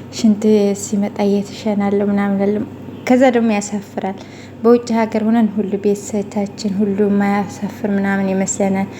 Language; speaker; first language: Amharic; non-native, local second language; Tigrinya